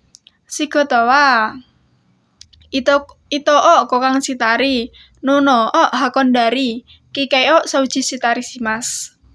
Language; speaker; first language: Japanese; non-native, learner; Indonesian